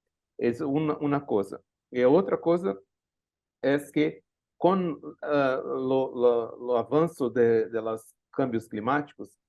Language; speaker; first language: Spanish; non-native, learner; Portuguese